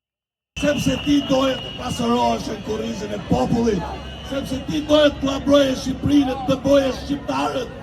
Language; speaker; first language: Albanian; native; Albanian